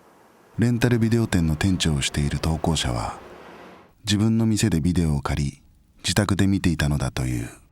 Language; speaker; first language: Japanese; native; Japanese